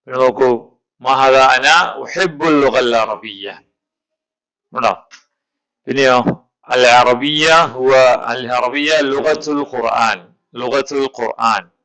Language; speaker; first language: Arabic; non-native, fluent; Malayalam